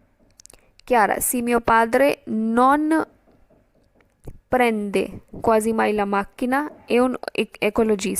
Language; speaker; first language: Italian; non-native, fluent; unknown